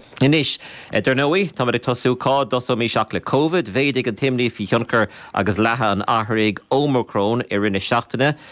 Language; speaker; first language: Irish; native; Irish